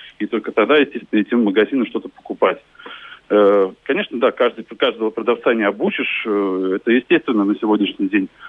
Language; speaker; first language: Russian; native; Russian